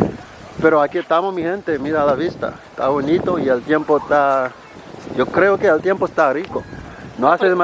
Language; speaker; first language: Spanish; non-native, learner; Haitian Creole